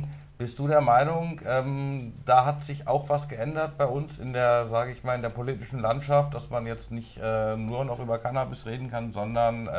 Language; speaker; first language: German; native; German